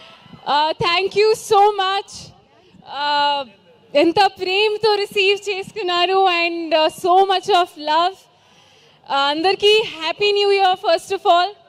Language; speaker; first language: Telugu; non-native, learner; Hindi